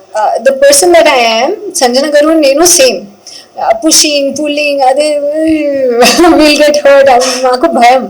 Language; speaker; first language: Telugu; non-native, learner; Hindi